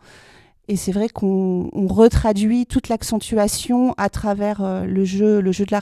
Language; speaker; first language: French; native; French